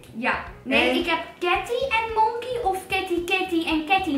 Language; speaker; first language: Dutch; native; Dutch